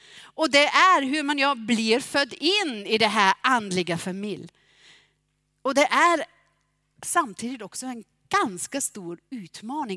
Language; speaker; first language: Swedish; non-native, fluent; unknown